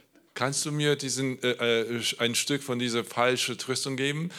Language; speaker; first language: German; non-native, learner; Polish